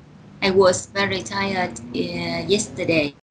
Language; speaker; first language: English; non-native, learner; Vietnamese